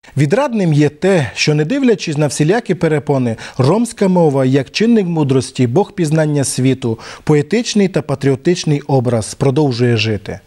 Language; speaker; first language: Ukrainian; non-native, local second language; Romany